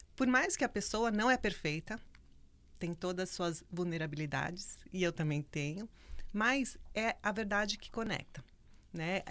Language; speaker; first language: Portuguese; native; Portuguese